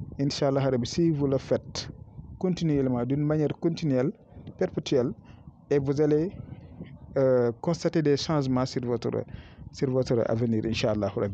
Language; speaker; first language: French; non-native, local second language; Wolof